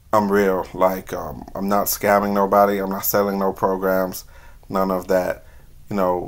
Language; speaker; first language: English; native; English